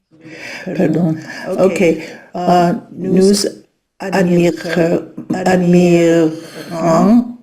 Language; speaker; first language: French; non-native, learner; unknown